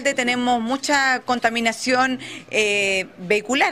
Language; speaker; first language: Spanish; native; Spanish